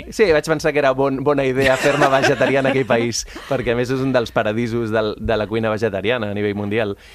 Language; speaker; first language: Catalan; early bilingual, other home language; Spanish